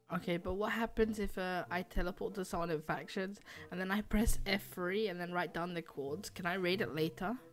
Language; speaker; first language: English; native; English